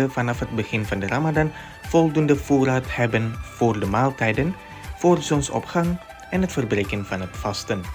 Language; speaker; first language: Dutch; non-native, fluent; Indonesian